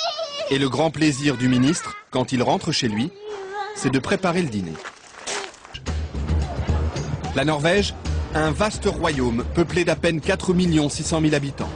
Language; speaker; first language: French; native; French